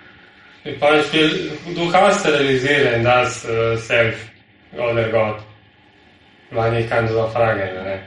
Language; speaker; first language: German; non-native, learner; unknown